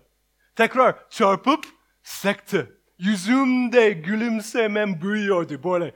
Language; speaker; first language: Turkish; non-native, learner; English